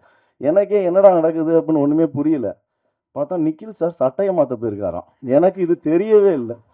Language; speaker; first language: Tamil; native; Tamil